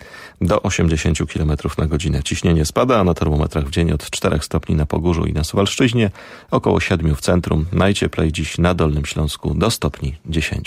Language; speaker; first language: Polish; native; Polish